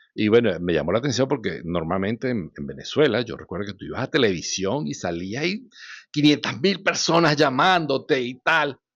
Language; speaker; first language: Spanish; early bilingual, other home language; Hebrew